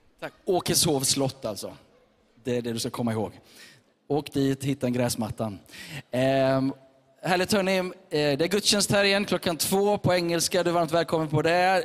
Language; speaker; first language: Swedish; native; Swedish